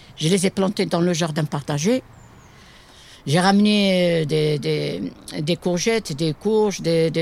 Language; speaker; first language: French; non-native, local second language; Kabyle